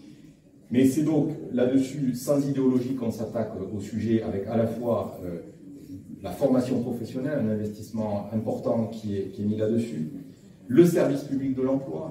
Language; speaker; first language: French; native; French